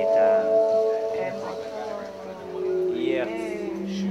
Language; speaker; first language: Italian; non-native, learner; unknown